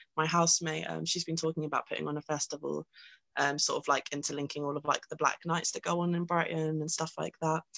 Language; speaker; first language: English; native; English